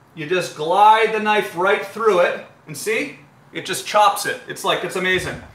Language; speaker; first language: English; native; English